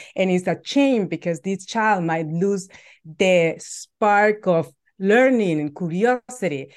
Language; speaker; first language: English; non-native, fluent; Spanish